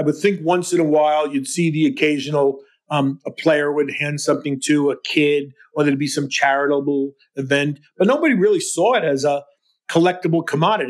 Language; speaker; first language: English; native; English